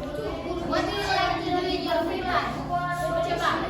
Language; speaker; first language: English; non-native, fluent; Indonesian